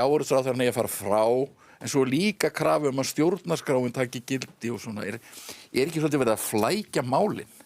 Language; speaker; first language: Icelandic; native; Icelandic